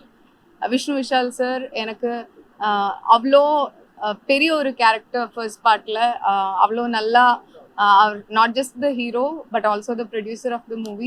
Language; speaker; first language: Tamil; non-native, fluent; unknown